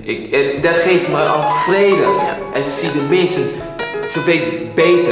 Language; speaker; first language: Dutch; non-native, fluent; English